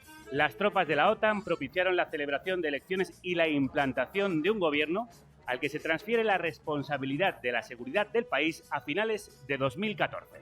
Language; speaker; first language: Spanish; native; Spanish